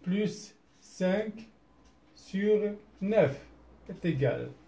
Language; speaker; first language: French; non-native, local second language; Arabic